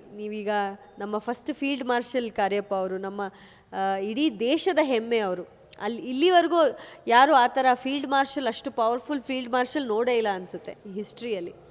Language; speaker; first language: Kannada; non-native, local second language; Kodava